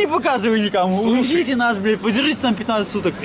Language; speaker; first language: Russian; native; Russian